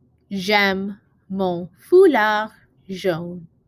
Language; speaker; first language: French; non-native, learner; English